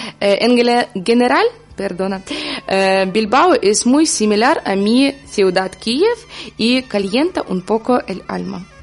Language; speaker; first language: Spanish; non-native, learner; Ukrainian